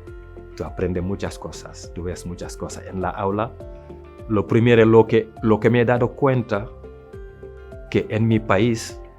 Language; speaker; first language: Spanish; non-native, local second language; French